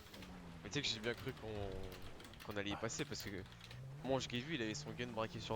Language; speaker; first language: French; native; French